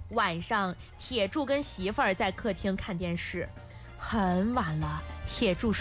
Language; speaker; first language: Chinese; native; Chinese